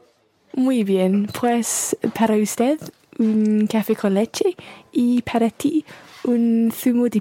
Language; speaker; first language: Spanish; non-native, learner; English